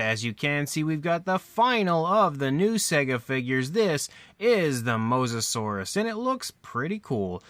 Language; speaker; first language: English; native; English